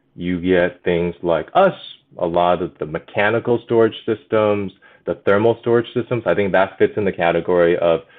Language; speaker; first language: English; early bilingual, other home language; Chinese